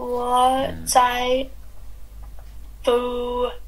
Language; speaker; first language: Chinese; non-native, learner; English